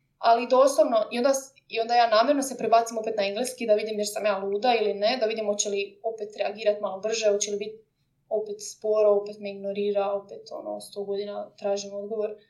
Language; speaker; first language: Croatian; native; Croatian